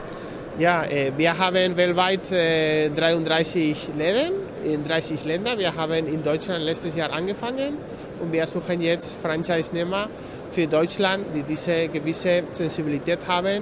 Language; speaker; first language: German; non-native, fluent; Spanish